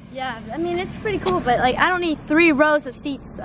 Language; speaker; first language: English; native; English